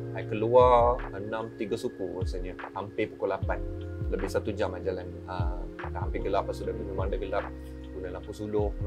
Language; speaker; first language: Malay; non-native, local second language; Tamil